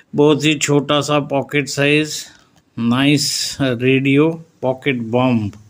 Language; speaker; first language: Hindi; non-native, local second language; Marathi